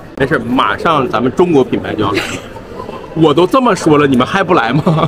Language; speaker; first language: Chinese; native; Chinese